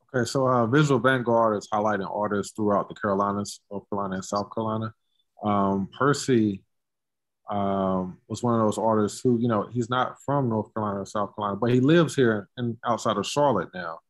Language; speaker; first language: English; native; English